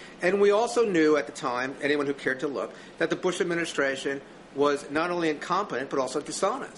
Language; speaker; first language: English; native; English